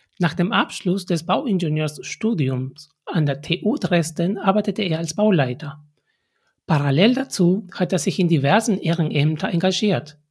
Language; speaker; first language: German; non-native, fluent; Spanish